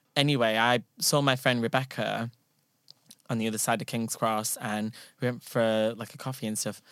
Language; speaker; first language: English; native; English